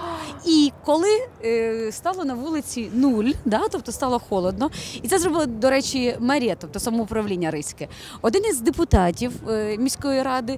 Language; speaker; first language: Ukrainian; native; Ukrainian